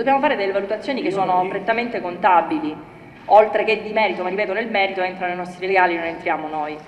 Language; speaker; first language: Italian; native; Italian